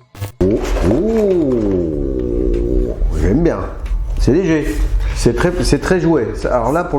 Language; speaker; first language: French; native; French